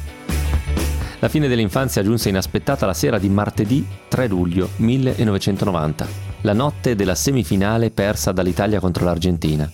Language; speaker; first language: Italian; native; Italian